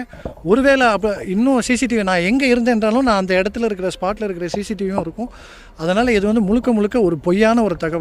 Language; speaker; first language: Tamil; native; Tamil